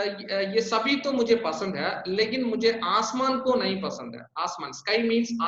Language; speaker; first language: Hindi; non-native, local second language; Tamil